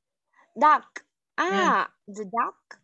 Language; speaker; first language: English; non-native, learner; Vietnamese